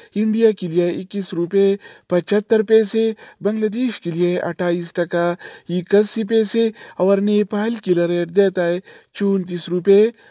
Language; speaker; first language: Urdu; non-native, local second language; Pashto